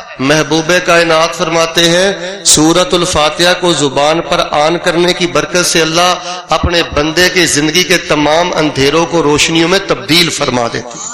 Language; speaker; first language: Urdu; non-native, local second language; Punjabi